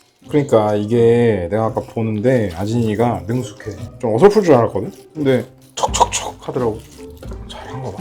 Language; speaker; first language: Korean; native; Korean